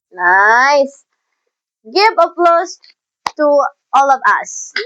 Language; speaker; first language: English; non-native, learner; Indonesian